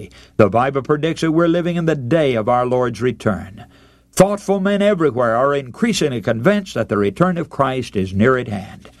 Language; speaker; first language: English; native; English